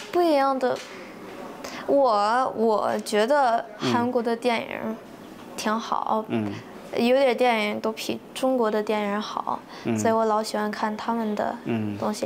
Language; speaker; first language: Chinese; early bilingual, heritage; Chinese